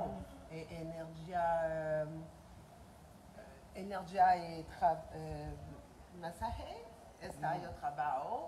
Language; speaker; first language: Spanish; non-native, learner; French